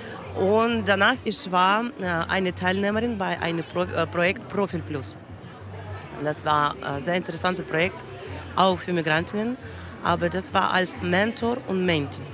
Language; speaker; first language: German; non-native, learner; Russian